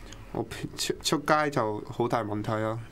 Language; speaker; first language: Cantonese; early bilingual, other home language; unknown